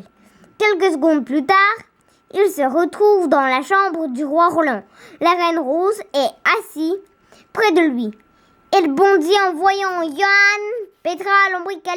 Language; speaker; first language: French; native; French